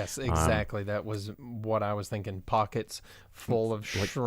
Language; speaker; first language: English; native; English